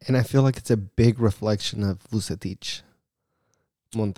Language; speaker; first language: English; early bilingual, other home language; Spanish